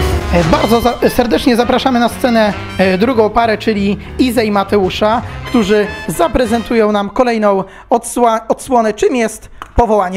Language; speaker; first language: Polish; native; Polish